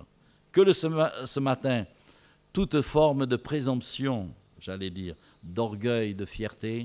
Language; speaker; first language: French; native; French